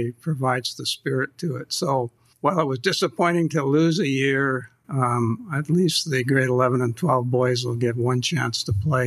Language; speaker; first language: English; native; English